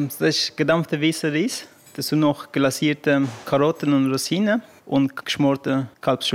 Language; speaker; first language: German; non-native, learner; Persian